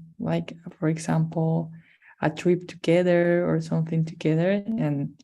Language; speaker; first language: English; non-native, fluent; Spanish